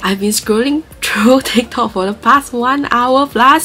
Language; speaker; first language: English; non-native, local second language; Chinese